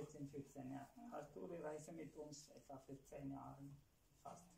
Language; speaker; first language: German; non-native, learner; Tamil